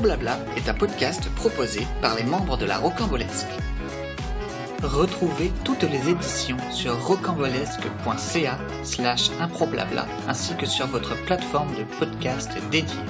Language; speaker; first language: French; native; French